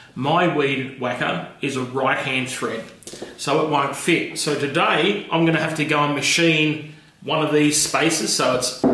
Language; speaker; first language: English; native; English